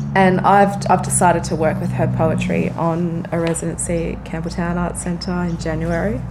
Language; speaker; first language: English; native; English